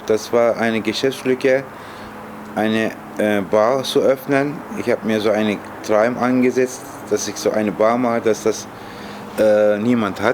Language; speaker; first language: German; non-native, fluent; Turkish